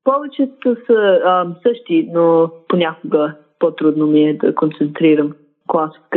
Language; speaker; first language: Bulgarian; early bilingual, heritage; English